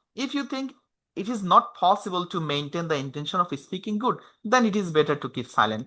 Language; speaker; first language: English; non-native, local second language; Bangla